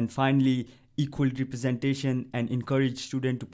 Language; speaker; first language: English; non-native, local second language; Punjabi